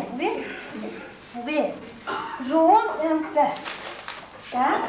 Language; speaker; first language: French; non-native, fluent; Yakut